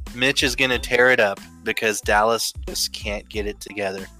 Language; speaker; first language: English; native; English